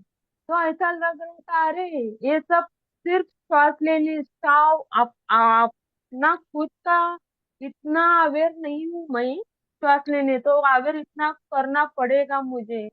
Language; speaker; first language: Hindi; non-native, local second language; Marathi